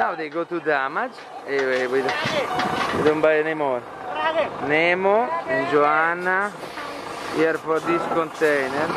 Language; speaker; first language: English; non-native, learner; Italian